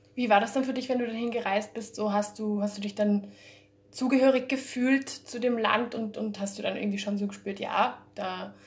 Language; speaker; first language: German; early bilingual, heritage; German